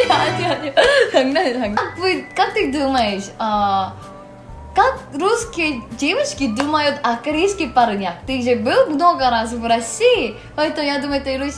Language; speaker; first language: Russian; non-native, learner; Korean